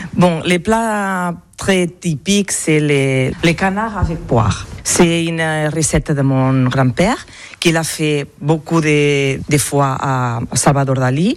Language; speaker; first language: French; non-native, learner; Catalan